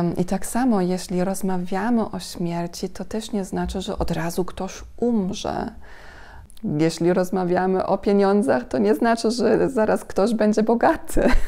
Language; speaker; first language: Polish; non-native, fluent; German